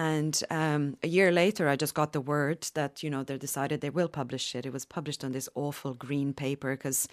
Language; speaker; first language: English; non-native, fluent; Bosnian